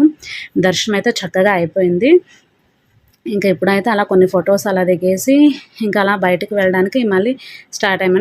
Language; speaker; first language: Telugu; native; Telugu